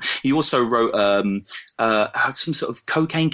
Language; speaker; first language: English; native; English